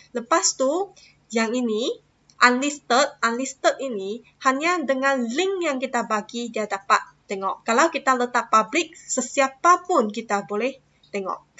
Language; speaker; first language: Malay; non-native, local second language; Chinese